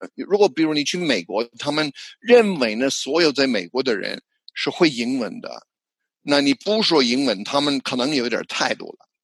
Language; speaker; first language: Chinese; non-native, fluent; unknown